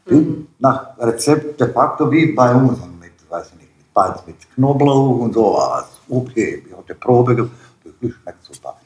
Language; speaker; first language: German; non-native, fluent; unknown